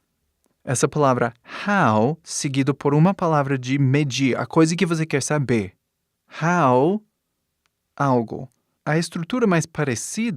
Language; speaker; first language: Portuguese; non-native, fluent; English